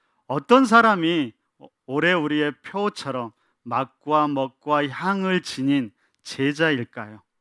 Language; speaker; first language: Korean; native; Korean